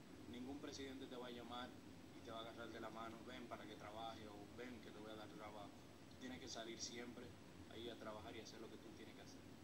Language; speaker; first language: Spanish; early bilingual, heritage; Spanish